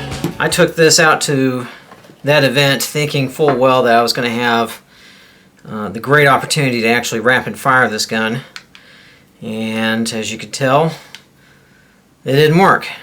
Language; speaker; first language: English; native; English